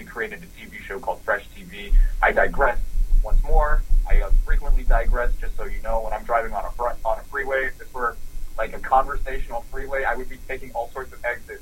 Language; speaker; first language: English; native; English